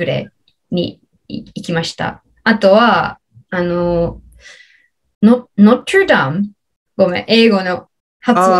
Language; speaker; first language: Japanese; non-native, learner; English